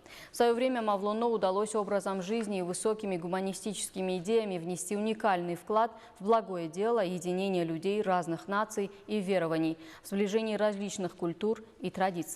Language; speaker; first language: Russian; non-native, local second language; Tajik